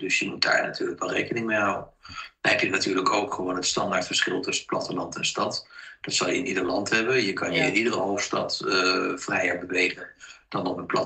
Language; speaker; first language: Dutch; native; Dutch